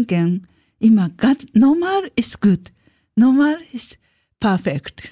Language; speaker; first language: German; non-native, learner; Japanese